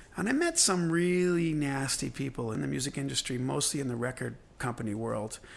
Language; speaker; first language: English; native; English